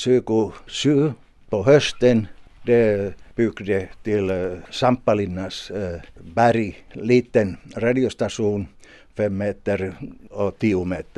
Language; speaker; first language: Swedish; non-native, local second language; Finnish